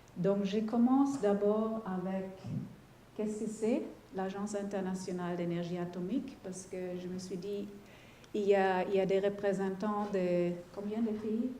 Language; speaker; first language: French; non-native, fluent; German